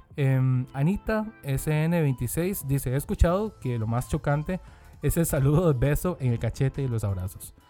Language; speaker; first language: Spanish; non-native, fluent; Korean